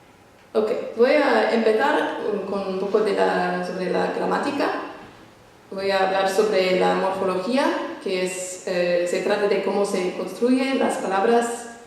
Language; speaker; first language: Spanish; non-native, fluent; English